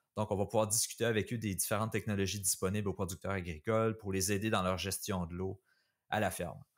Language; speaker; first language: French; native; French